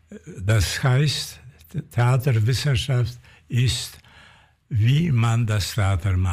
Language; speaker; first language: German; non-native, fluent; Polish